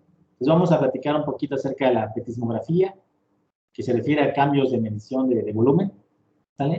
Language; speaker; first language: Spanish; native; Spanish